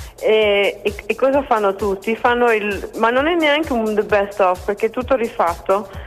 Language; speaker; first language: Italian; non-native, fluent; Danish